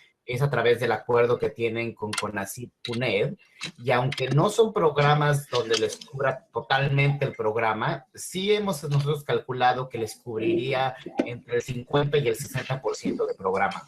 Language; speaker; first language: Spanish; native; Spanish